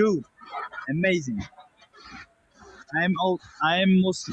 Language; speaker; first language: English; non-native, learner; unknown